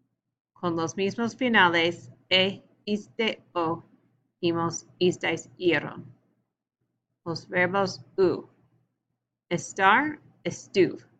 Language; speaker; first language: Spanish; non-native, learner; English